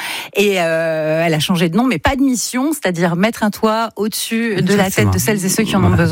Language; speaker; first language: French; native; French